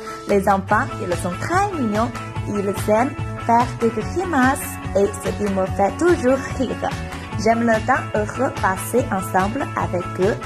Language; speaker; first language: French; non-native, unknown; Chinese